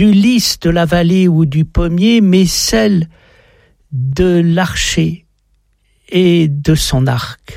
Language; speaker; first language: French; native; French